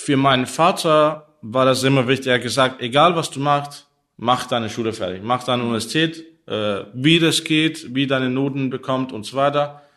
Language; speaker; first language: German; non-native, learner; Danish